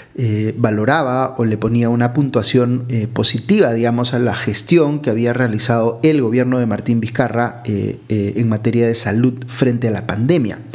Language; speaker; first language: Spanish; native; Spanish